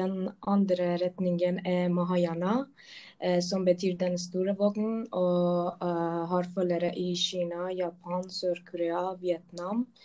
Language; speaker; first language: Norwegian; non-native, local second language; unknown